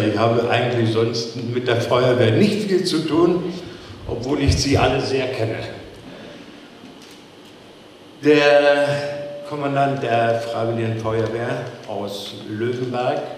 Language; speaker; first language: German; non-native, fluent; Polish